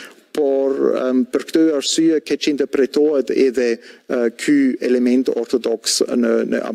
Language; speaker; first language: Albanian; non-native, fluent; German